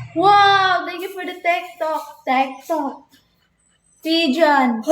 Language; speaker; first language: English; non-native, local second language; Cebuano